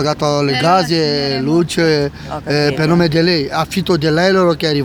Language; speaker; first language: Italian; non-native, learner; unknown